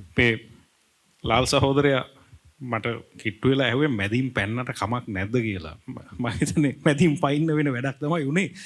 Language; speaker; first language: Sinhala; native; Sinhala